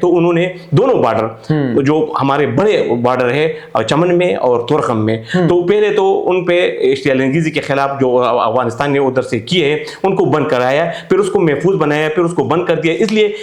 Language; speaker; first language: Urdu; non-native, local second language; Pashto